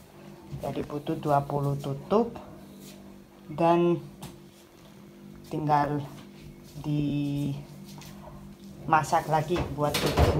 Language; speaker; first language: Indonesian; non-native, fluent; Spanish